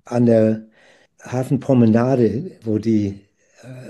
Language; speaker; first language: German; non-native, fluent; English